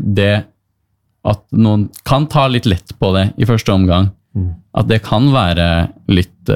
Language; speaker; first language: Norwegian; native; Norwegian